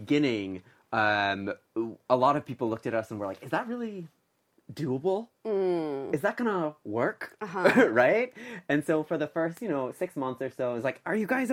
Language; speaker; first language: English; native; English